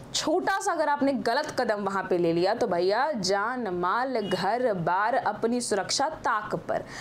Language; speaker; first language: Hindi; native; Hindi